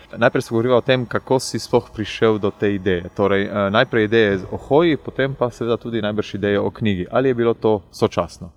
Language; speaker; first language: Slovenian; native; Slovenian